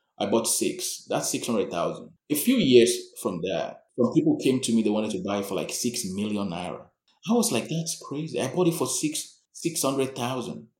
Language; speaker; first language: English; non-native, local second language; Yoruba